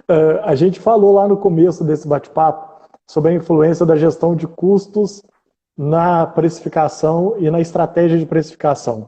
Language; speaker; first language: Portuguese; native; Portuguese